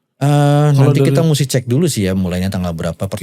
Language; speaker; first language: Indonesian; native; Indonesian